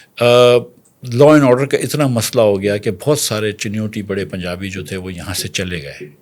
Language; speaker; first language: Urdu; native; Urdu